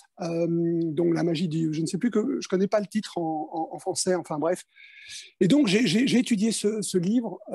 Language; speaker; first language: French; early bilingual, other home language; Spanish